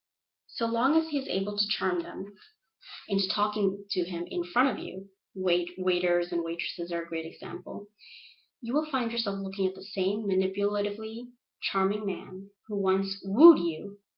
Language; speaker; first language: English; native; English